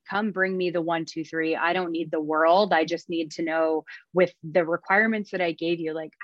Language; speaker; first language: English; native; English